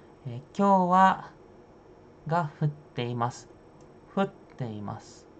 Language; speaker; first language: Japanese; non-native, fluent; Indonesian